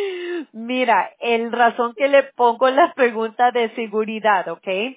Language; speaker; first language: Spanish; early bilingual, heritage; English